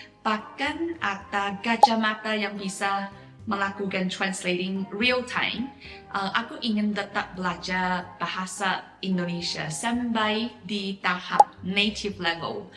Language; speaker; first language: Indonesian; non-native, fluent; Chinese